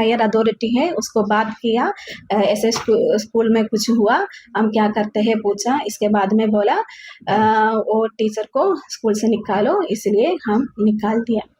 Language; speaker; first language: Hindi; non-native, local second language; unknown